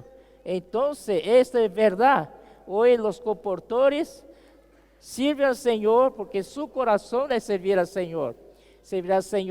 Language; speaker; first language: Spanish; non-native, fluent; Portuguese